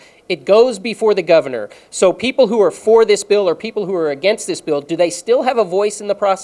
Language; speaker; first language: English; native; English